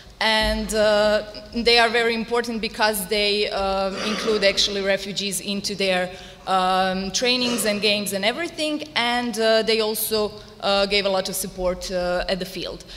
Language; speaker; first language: English; non-native, fluent; Serbian